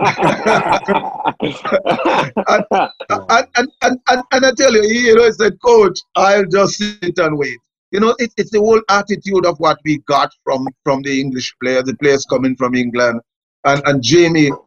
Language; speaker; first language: English; non-native, local second language; Jamaican Creole English